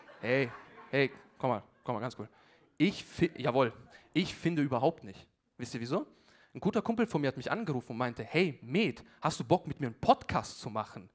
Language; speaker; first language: German; early bilingual, other home language; Albanian